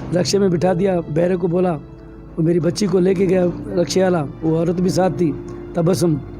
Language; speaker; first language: Urdu; non-native, local second language; Sindhi